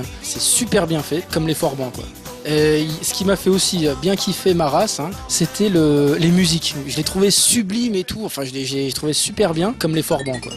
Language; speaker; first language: French; native; French